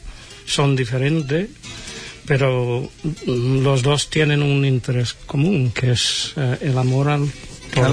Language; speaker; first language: Spanish; non-native, fluent; English